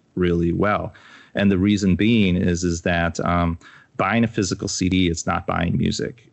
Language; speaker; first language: English; native; English